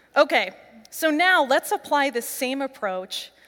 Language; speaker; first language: English; native; English